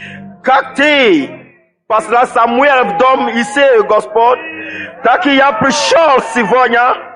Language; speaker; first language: Russian; non-native, fluent; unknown